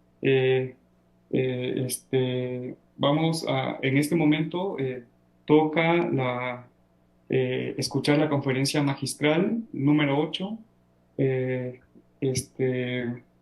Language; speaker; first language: Spanish; native; Spanish